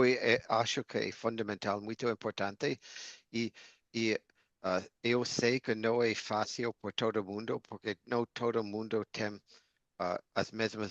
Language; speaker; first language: Portuguese; non-native, learner; English